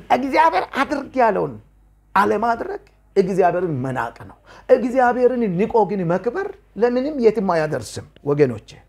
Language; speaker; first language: Amharic; non-native, local second language; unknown